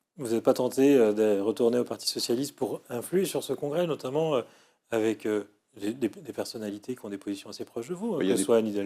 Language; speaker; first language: French; native; French